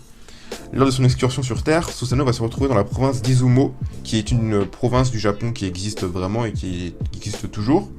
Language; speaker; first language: French; native; French